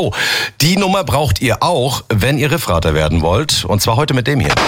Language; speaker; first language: German; native; German